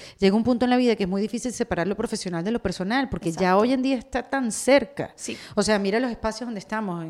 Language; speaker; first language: Spanish; native; Spanish